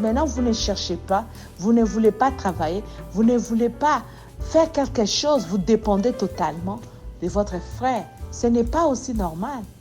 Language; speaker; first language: French; non-native, local second language; Lingala